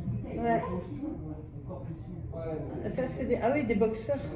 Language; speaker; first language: French; native; French